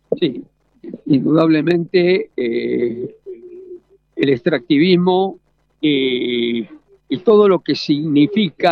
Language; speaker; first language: Spanish; native; Spanish